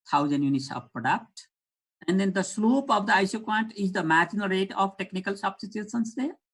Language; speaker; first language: English; non-native, local second language; Nepali